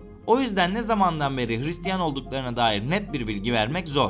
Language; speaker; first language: Turkish; native; Turkish